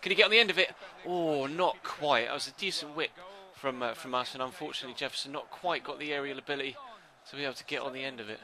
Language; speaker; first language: English; native; English